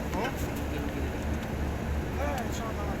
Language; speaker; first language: Arabic; native; Arabic